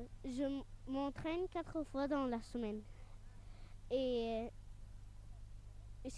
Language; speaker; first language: French; non-native, fluent; Arabic